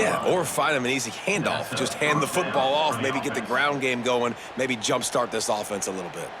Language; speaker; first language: English; native; English